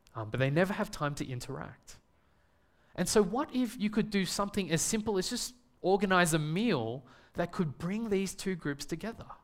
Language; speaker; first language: English; native; English